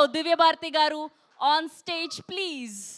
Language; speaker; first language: Telugu; native; Telugu